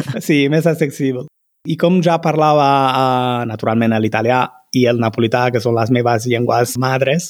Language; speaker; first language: Catalan; non-native, fluent; Italian